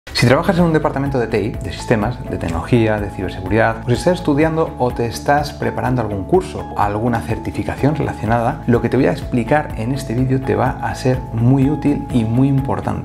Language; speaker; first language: Spanish; native; Spanish